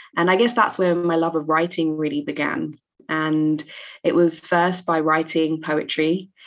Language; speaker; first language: English; native; English